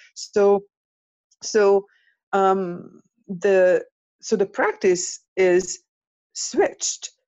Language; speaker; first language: English; non-native, fluent; Hungarian